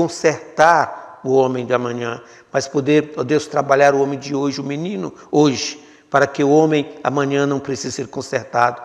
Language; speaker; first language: Portuguese; native; Portuguese